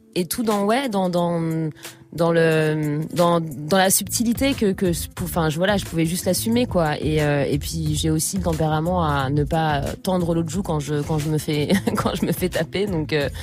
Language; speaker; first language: French; native; French